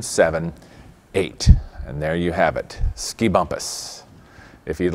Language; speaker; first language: English; native; English